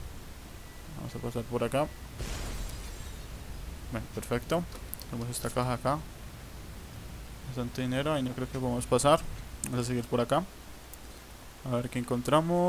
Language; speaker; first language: Spanish; native; Spanish